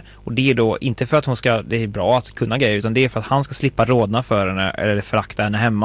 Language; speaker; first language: Swedish; native; Swedish